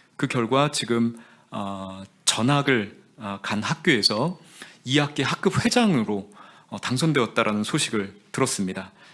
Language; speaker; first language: Korean; native; Korean